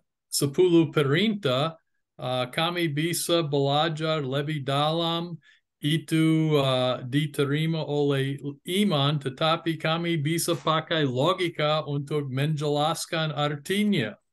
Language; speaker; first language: Indonesian; non-native, fluent; English